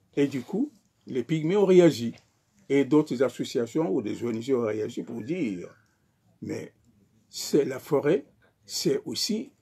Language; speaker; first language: French; non-native, local second language; Sango